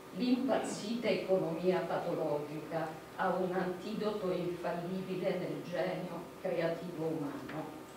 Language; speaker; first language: Italian; native; Italian